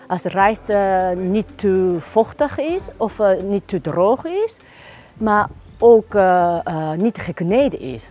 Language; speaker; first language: Dutch; non-native, learner; Japanese